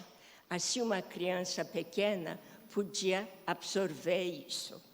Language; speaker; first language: Portuguese; non-native, fluent; Polish